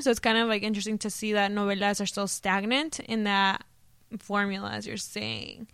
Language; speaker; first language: English; early bilingual, other home language; Spanish